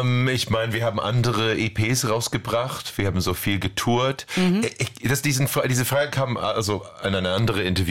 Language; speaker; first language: German; non-native, fluent; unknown